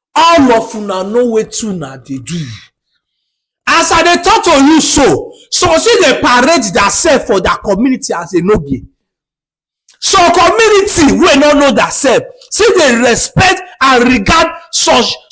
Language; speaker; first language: Nigerian Pidgin; non-native, local second language; Bini